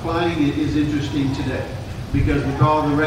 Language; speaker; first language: English; native; English